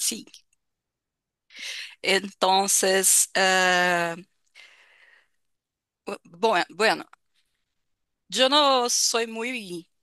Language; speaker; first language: Spanish; non-native, fluent; Portuguese